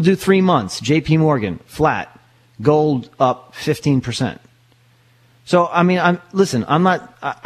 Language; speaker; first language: English; native; English